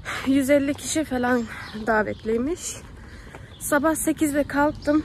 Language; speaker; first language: Turkish; early bilingual, heritage; Turkish